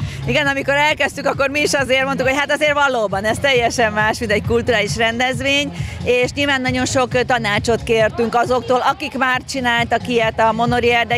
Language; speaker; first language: Hungarian; native; Hungarian